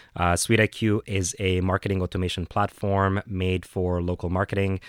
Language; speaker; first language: English; non-native, fluent; Arabic